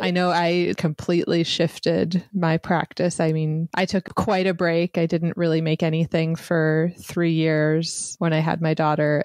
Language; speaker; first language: English; native; English